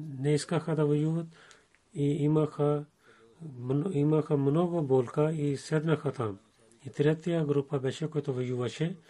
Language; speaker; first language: Bulgarian; non-native, learner; Urdu